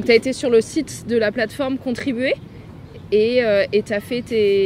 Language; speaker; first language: French; native; French